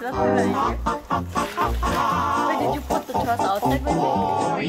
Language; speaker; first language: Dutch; non-native, learner; Cebuano